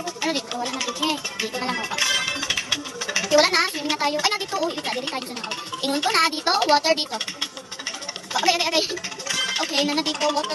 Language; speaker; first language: Filipino; non-native, local second language; Cebuano